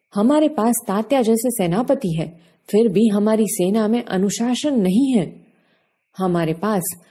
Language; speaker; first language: Hindi; non-native, local second language; Gujarati